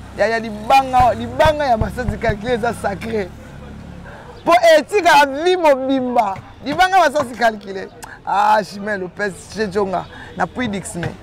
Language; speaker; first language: Lingala; native; Lingala